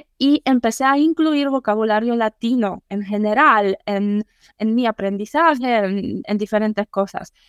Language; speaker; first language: Spanish; non-native, fluent; Polish